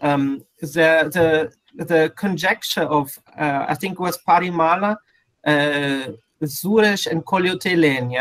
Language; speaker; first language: English; non-native, fluent; Portuguese